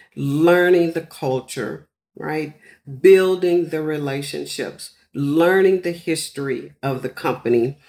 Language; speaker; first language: English; native; English